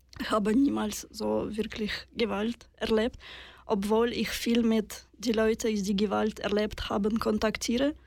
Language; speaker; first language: German; non-native, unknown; Russian